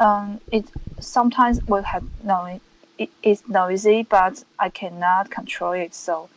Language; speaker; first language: English; non-native, learner; Chinese